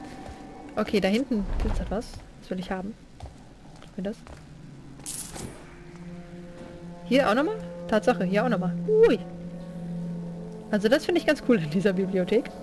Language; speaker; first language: German; native; German